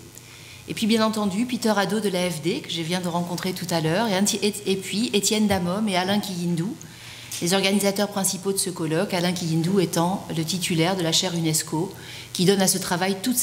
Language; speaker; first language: French; native; French